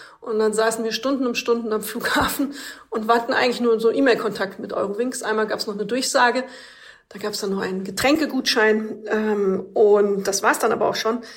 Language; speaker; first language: German; native; German